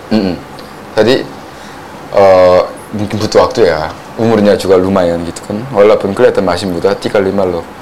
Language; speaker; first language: Indonesian; non-native, fluent; Korean